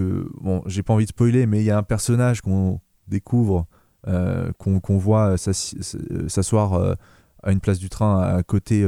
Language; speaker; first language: French; native; French